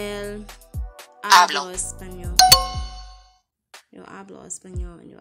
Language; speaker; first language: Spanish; non-native, learner; English